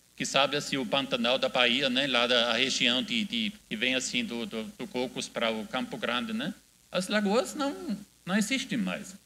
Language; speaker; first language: Portuguese; non-native, fluent; German